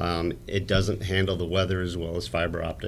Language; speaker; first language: English; native; English